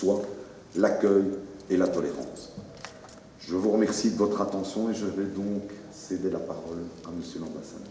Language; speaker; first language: French; native; French